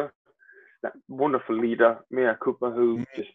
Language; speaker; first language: English; native; English